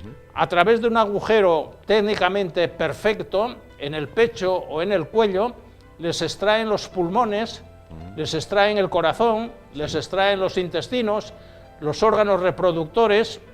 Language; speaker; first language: Spanish; native; Spanish